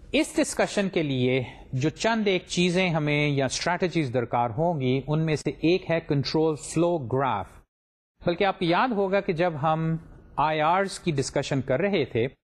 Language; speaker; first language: Urdu; native; Urdu